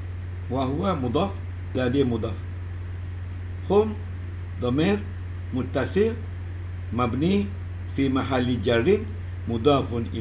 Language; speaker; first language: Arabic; non-native, fluent; Malay